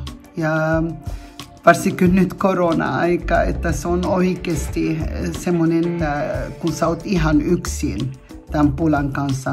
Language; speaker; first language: Finnish; non-native, fluent; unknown